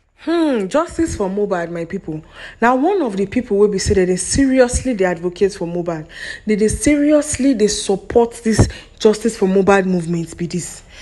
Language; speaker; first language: Nigerian Pidgin; non-native, local second language; Yoruba